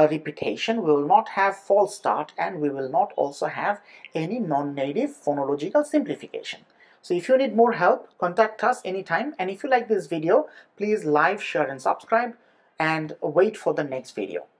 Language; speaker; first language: English; non-native, local second language; Bangla